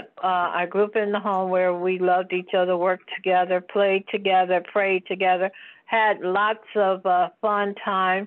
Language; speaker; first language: English; native; English